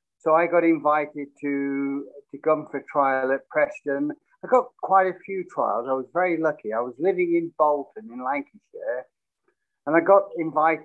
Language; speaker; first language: English; native; English